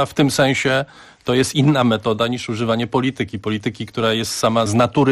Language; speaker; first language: Polish; native; Polish